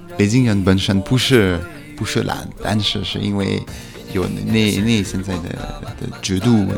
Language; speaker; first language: Chinese; non-native, fluent; French